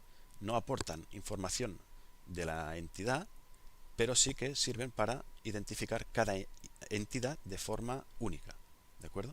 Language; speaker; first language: Spanish; native; Spanish